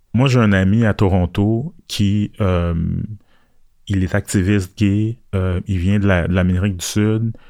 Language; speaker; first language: French; early bilingual, other home language; Haitian Creole